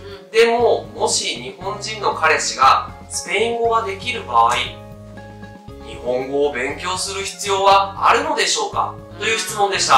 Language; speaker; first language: Japanese; native; Japanese